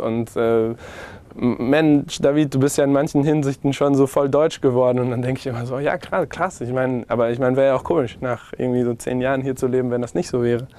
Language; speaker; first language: German; non-native, fluent; Spanish